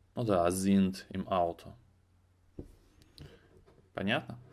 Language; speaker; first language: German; non-native, fluent; Russian